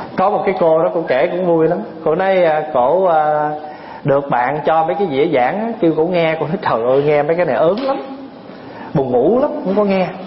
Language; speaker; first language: Vietnamese; early bilingual, other home language; English